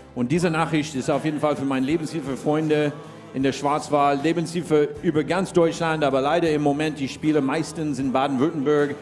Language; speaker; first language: German; non-native, fluent; English